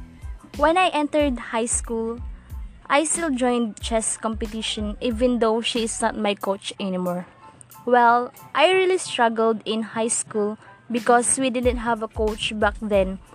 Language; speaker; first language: English; non-native, local second language; Cebuano